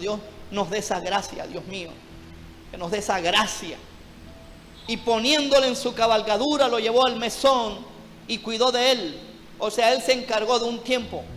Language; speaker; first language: Spanish; native; Spanish